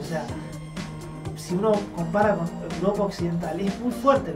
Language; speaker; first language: Spanish; native; Spanish